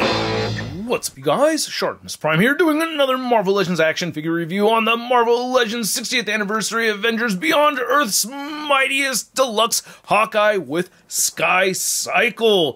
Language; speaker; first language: English; native; English